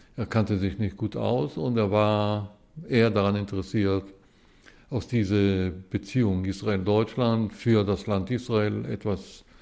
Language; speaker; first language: German; early bilingual, heritage; Hebrew